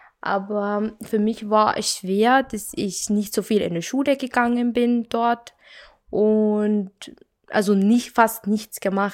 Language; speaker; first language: German; non-native, learner; Arabic